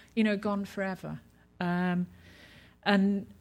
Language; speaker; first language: English; native; English